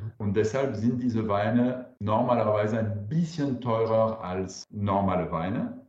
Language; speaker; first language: German; non-native, fluent; French